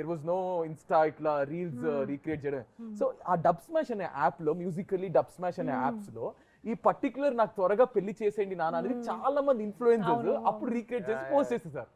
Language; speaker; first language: Telugu; native; Telugu